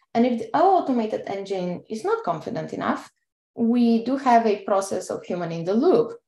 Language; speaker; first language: English; non-native, fluent; Bulgarian